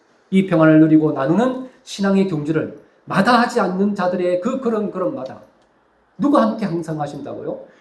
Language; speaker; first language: Korean; native; Korean